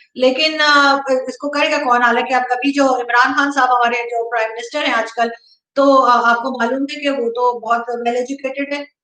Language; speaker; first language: Urdu; native; Urdu